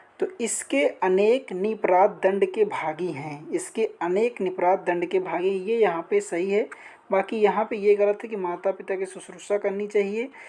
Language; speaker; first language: Hindi; native; Hindi